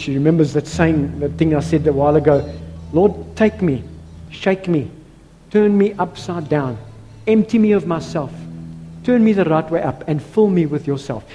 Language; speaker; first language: English; non-native, local second language; Afrikaans